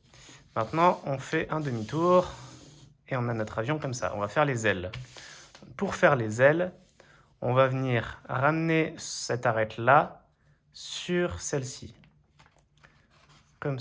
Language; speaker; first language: French; native; French